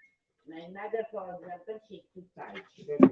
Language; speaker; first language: English; non-native, learner; French